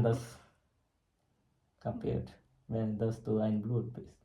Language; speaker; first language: German; non-native, learner; Malayalam